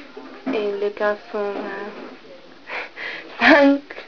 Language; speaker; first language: French; non-native, learner; English